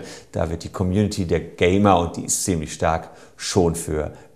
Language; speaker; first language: German; native; German